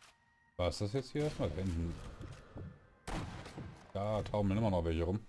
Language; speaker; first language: German; native; German